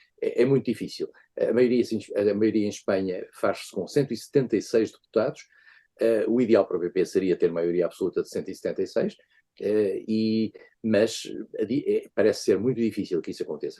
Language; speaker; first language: Portuguese; native; Portuguese